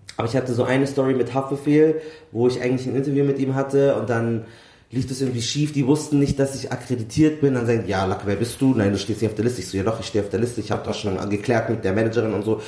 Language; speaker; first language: German; native; German